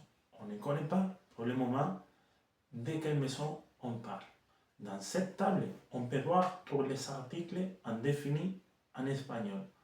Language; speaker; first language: French; non-native, fluent; Spanish